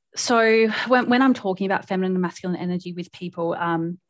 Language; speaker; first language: English; native; English